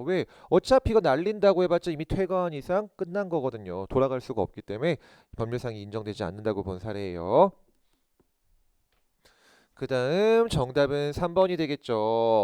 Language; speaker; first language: Korean; native; Korean